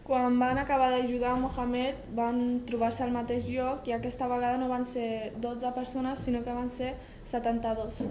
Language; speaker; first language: Catalan; early bilingual, other home language; Riffian